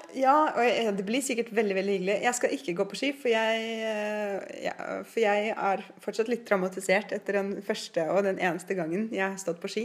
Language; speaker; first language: Norwegian; non-native, fluent; Russian